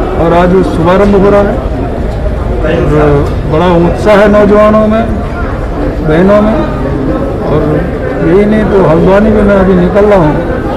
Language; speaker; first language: Hindi; native; Hindi